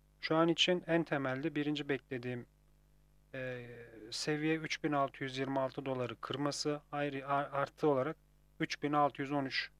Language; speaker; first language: Turkish; native; Turkish